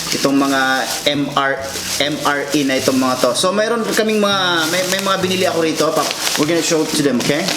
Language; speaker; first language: Filipino; native; Filipino